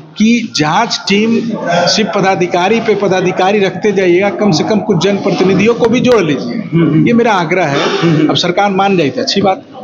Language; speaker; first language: Hindi; native; Hindi